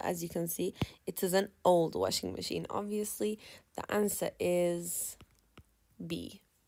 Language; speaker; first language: English; non-native, fluent; Turkish